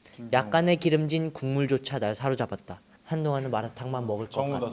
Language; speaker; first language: Korean; native; Korean